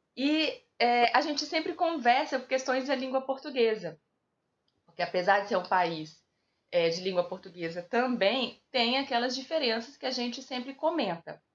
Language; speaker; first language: Portuguese; native; Portuguese